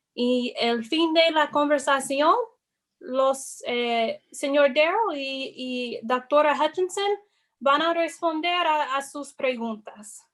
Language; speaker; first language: Spanish; non-native, fluent; English